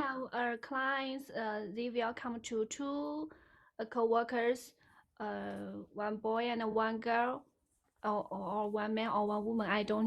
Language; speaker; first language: English; non-native, learner; Chinese